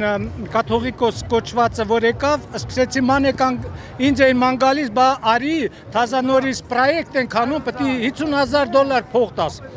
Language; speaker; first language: Armenian; native; Armenian